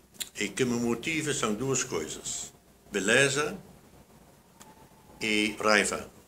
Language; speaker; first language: Portuguese; non-native, fluent; Dutch